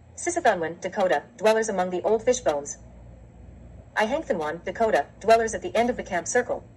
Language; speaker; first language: English; native; English